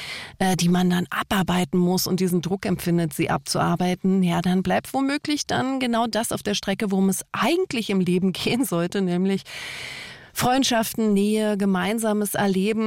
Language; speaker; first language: German; native; German